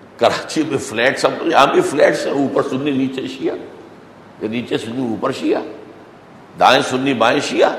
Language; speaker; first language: Urdu; native; Urdu